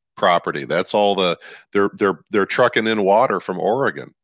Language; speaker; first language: English; native; English